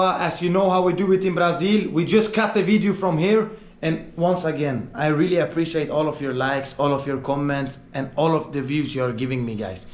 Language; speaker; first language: English; non-native, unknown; Swedish